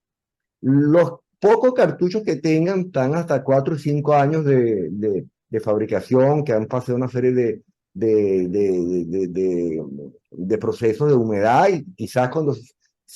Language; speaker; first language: Spanish; native; Spanish